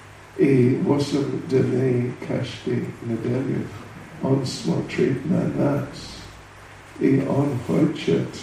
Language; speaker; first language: Russian; non-native, learner; English